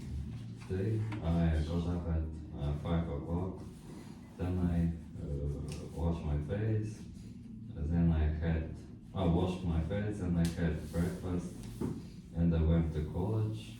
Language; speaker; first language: English; non-native, learner; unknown